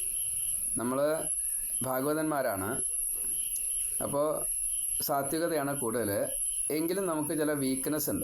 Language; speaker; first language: Malayalam; native; Malayalam